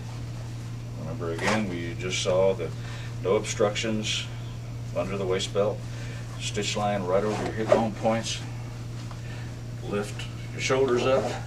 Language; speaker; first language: English; native; English